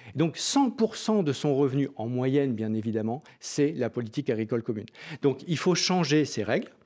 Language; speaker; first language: French; native; French